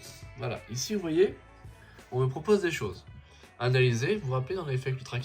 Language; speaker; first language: French; native; French